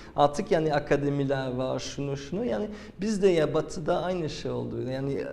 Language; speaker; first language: Turkish; non-native, fluent; French